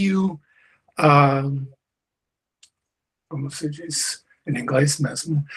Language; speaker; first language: Portuguese; non-native, learner; English